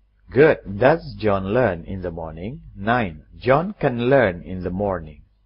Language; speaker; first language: English; non-native, fluent; Indonesian